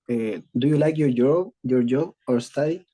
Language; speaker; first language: English; non-native, learner; Spanish